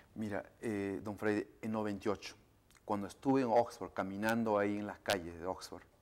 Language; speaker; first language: Spanish; non-native, local second language; Shipibo-Conibo